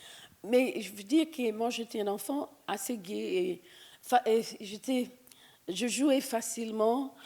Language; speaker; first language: French; non-native, fluent; English